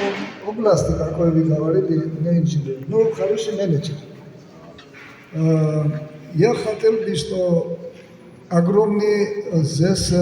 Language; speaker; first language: Russian; non-native, fluent; Georgian